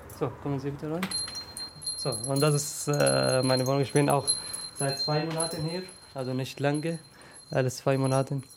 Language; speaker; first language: German; non-native, learner; Arabic